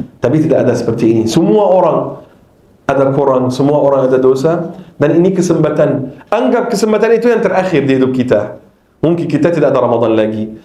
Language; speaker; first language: Malay; non-native, fluent; Arabic